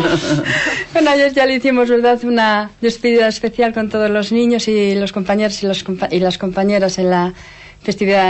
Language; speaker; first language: Spanish; native; Spanish